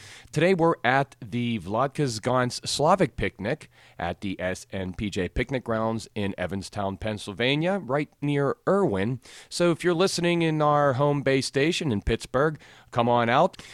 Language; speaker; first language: English; native; English